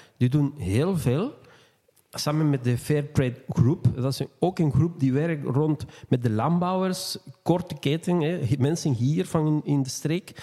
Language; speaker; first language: Dutch; non-native, fluent; Spanish